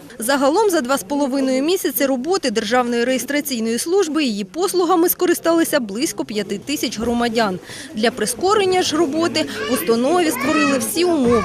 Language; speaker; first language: Ukrainian; native; Ukrainian